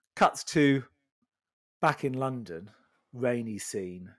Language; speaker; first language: English; native; English